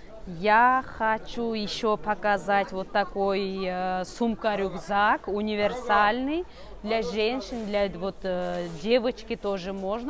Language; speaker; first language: Russian; non-native, learner; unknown